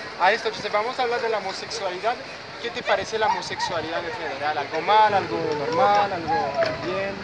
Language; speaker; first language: Spanish; non-native, fluent; French